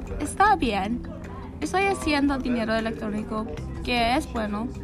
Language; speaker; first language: Spanish; non-native, learner; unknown